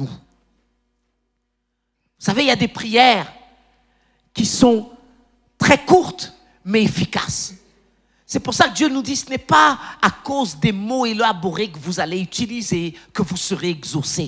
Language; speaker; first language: French; native; French